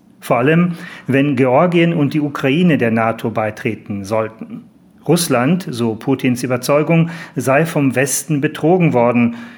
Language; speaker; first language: German; native; German